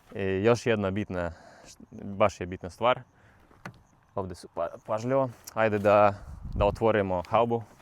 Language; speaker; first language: Bosnian; non-native, learner; Russian